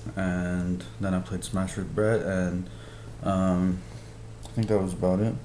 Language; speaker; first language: English; native; English